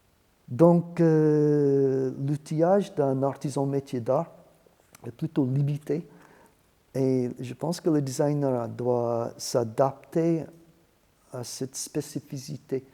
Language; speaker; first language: French; non-native, fluent; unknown